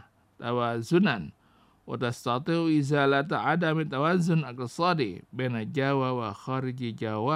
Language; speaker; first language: Arabic; non-native, fluent; Indonesian